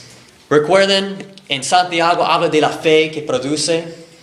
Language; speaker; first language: Spanish; non-native, fluent; English